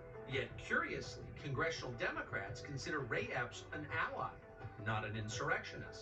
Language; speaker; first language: English; native; English